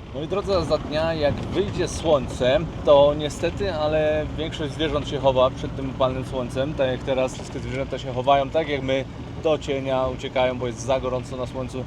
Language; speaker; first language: Polish; native; Polish